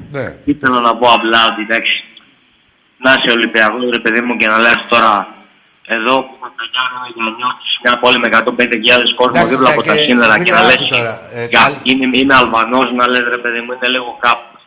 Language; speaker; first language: Greek; native; Greek